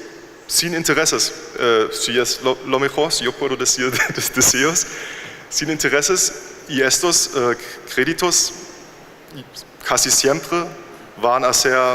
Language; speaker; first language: Spanish; non-native, learner; German